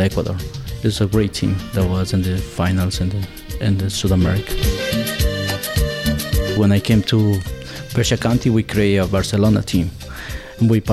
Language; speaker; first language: English; non-native, learner; Spanish